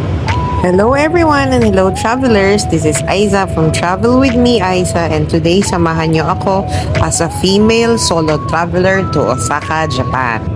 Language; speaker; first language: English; non-native, local second language; Filipino